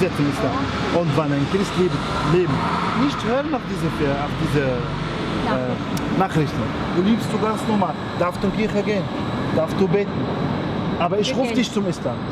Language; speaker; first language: German; non-native, learner; Arabic